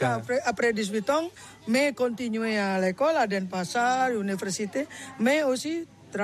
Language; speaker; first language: French; non-native, learner; Balinese